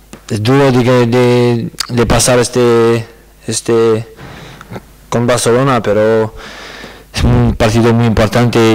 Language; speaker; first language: Spanish; non-native, learner; French